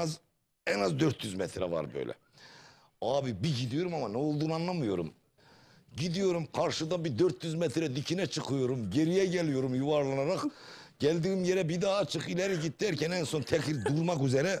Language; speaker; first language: Turkish; native; Turkish